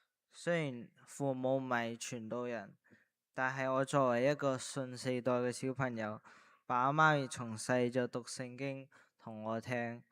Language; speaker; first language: Chinese; early bilingual, heritage; Cantonese